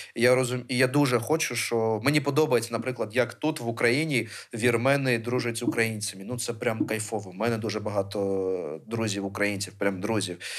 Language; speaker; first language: Ukrainian; early bilingual, other home language; Armenian